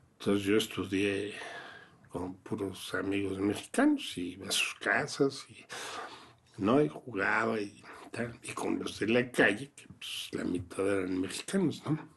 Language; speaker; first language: Spanish; early bilingual, other home language; French